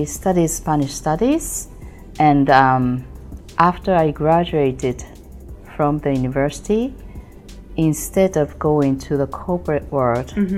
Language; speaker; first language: English; non-native, fluent; Japanese